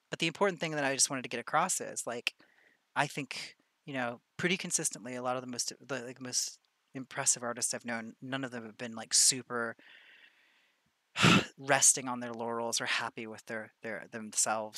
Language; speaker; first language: English; native; English